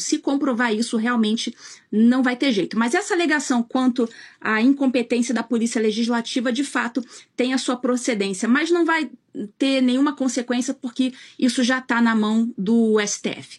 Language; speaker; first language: Portuguese; native; Portuguese